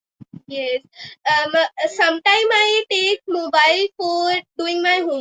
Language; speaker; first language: English; non-native, local second language; Hindi